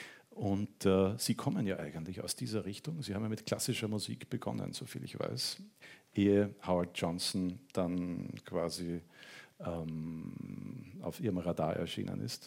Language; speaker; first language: German; native; German